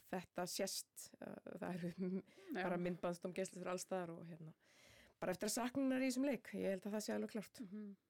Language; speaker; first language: Icelandic; native; Icelandic